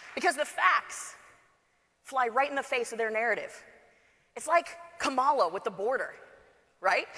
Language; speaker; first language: English; native; English